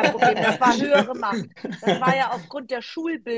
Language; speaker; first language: German; native; German